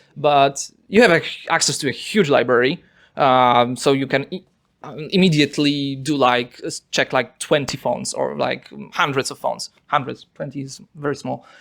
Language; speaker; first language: English; non-native, fluent; Polish